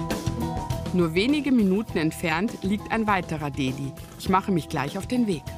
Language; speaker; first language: German; native; German